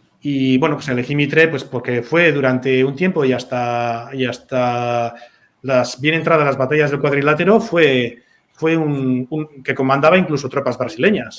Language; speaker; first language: Spanish; native; Spanish